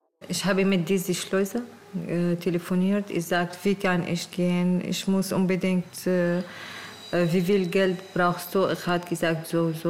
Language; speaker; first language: German; non-native, learner; Arabic